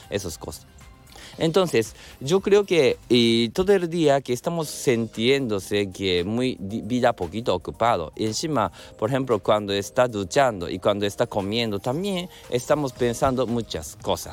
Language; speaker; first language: Spanish; non-native, learner; Japanese